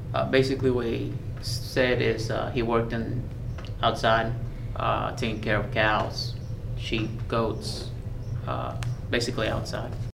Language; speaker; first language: English; early bilingual, other home language; Spanish